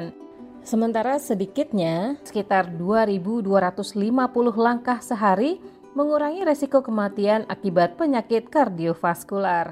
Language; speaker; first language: Indonesian; native; Indonesian